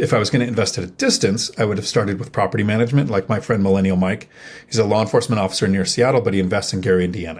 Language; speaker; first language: English; native; English